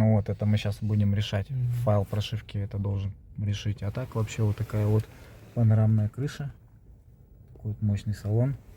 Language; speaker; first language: Russian; native; Russian